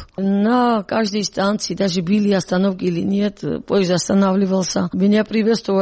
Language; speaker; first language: Russian; non-native, local second language; Georgian